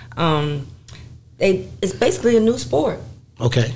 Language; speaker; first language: English; native; English